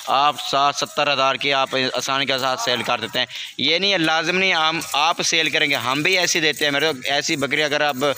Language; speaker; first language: Urdu; non-native, local second language; Saraiki